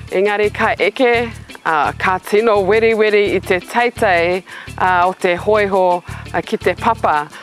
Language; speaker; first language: Māori; non-native, local second language; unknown